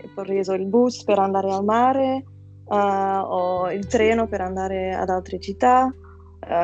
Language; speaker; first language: Italian; non-native, fluent; Dutch